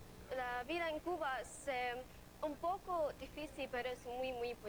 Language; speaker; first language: Spanish; non-native, learner; Arabic